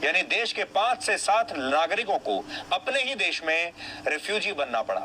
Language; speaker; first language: Hindi; native; Hindi